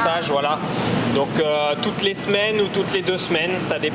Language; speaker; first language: French; native; French